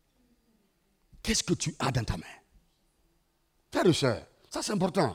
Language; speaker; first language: French; non-native, local second language; Mossi